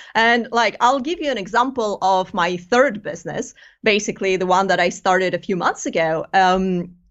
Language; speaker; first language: English; non-native, fluent; Greek